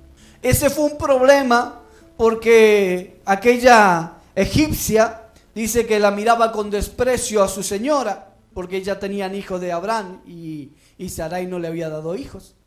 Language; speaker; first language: Spanish; native; Spanish